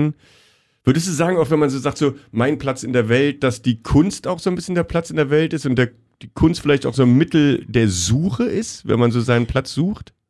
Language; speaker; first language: German; native; German